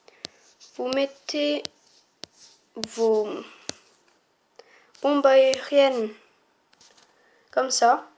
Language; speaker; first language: French; native; French